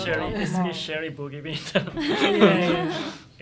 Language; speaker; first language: English; non-native, learner; Japanese